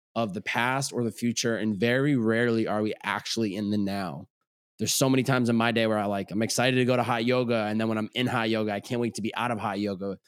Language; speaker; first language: English; native; English